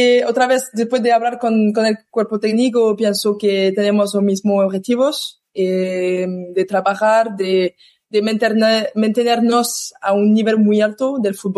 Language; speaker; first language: Spanish; non-native, learner; French